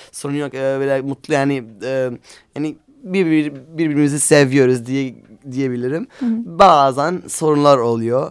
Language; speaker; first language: Turkish; non-native, learner; Arabic